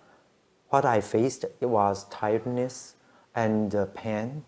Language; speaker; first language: English; non-native, fluent; Chinese